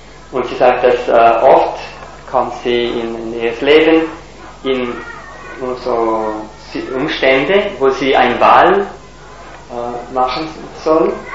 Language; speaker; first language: German; non-native, fluent; Italian